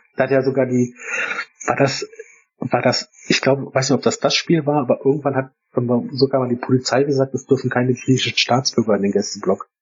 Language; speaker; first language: German; native; German